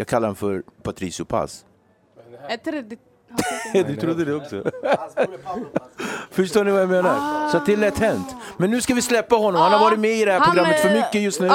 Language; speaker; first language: Swedish; native; Swedish